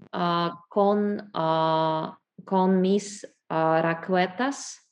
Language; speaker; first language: Spanish; non-native, learner; English